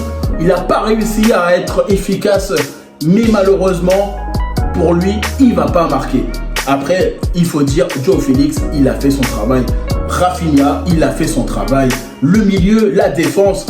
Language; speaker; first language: French; native; French